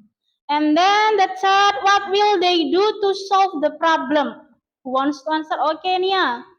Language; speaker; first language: English; non-native, learner; Indonesian